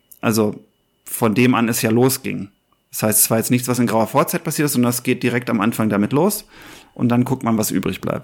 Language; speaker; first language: German; native; German